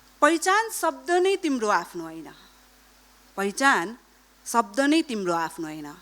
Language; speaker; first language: Nepali; non-native, local second language; Marwari